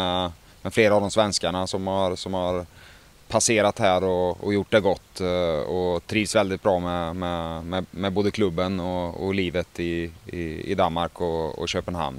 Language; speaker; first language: Swedish; native; Swedish